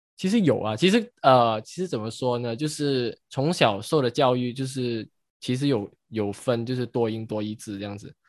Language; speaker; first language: Chinese; native; Chinese